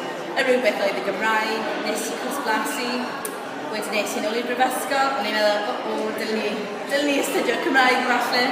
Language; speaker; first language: Welsh; non-native, local second language; English